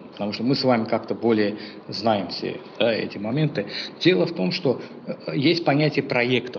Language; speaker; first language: Russian; non-native, local second language; Azerbaijani